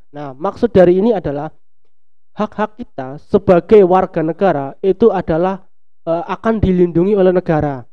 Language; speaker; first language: Indonesian; non-native, local second language; Javanese